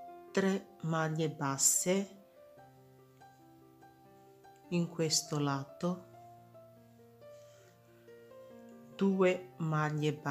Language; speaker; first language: Italian; non-native, fluent; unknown